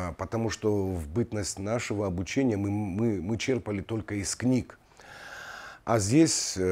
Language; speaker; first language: Russian; non-native, local second language; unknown